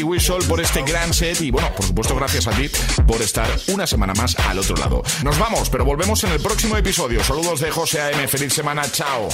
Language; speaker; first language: Spanish; native; Spanish